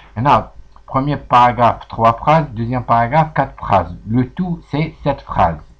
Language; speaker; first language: French; non-native, local second language; Arabic